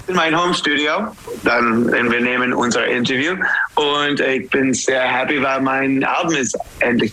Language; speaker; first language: German; non-native, learner; English